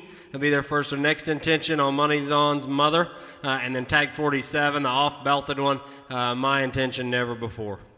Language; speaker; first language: English; native; English